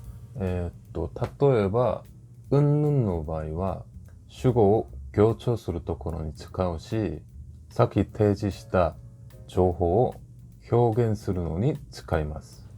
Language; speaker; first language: Japanese; non-native, fluent; Korean